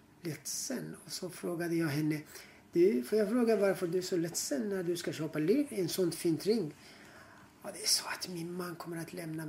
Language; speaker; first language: Swedish; non-native, fluent; Persian